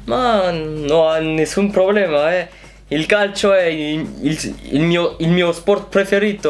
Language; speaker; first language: Italian; non-native, learner; French